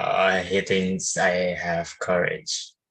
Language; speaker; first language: English; non-native, learner; Thai